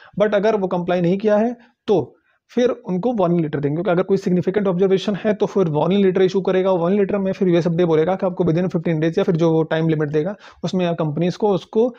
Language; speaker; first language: Hindi; native; Hindi